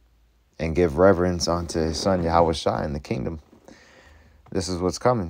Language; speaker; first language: English; native; English